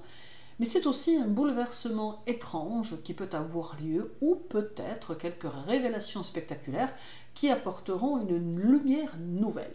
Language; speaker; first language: French; native; French